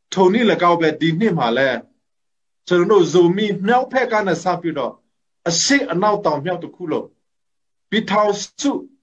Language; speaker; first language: Burmese; non-native, local second language; Hakha Chin